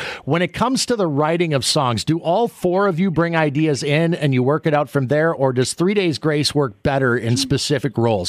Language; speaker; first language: English; native; English